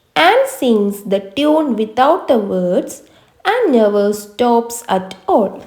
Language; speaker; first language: English; non-native, local second language; Malayalam